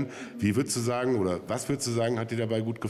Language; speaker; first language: German; native; German